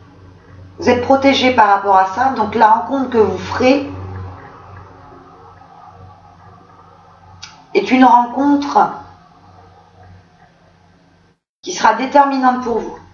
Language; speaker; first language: French; native; French